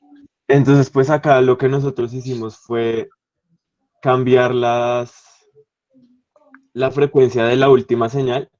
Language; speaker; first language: Spanish; native; Spanish